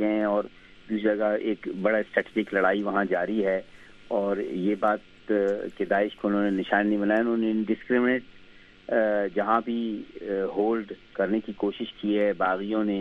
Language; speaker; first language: Urdu; native; Urdu